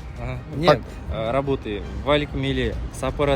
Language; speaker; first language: Russian; native; Russian